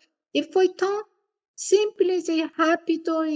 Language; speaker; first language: Portuguese; non-native, fluent; Persian